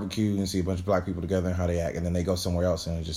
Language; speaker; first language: English; native; English